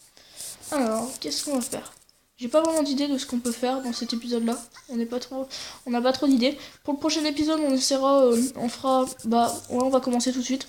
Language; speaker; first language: French; native; French